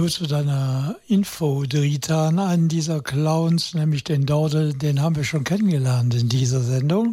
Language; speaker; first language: German; native; German